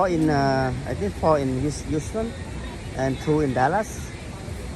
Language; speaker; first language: English; non-native, learner; Khmer